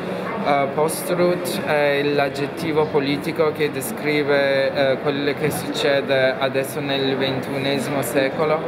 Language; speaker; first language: Italian; non-native, fluent; Turkish